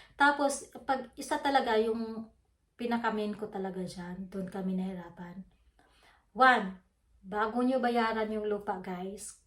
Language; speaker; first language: Filipino; non-native, local second language; Waray